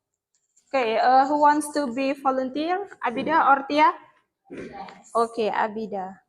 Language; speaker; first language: English; non-native, learner; Indonesian